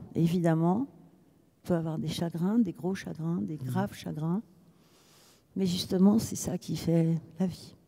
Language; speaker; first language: French; native; French